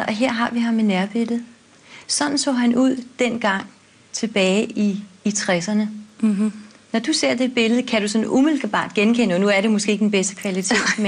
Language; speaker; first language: Danish; native; Danish